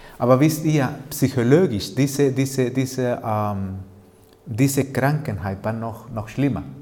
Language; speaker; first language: German; non-native, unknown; Spanish